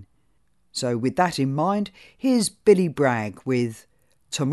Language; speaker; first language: English; native; English